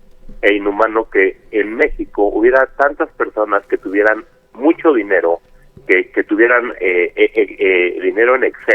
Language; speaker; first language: Spanish; native; Spanish